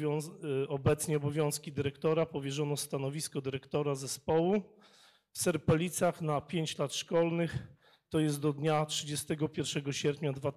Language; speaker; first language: Polish; native; Polish